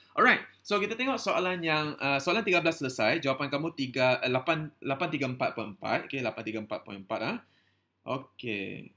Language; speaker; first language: Malay; non-native, local second language; Chinese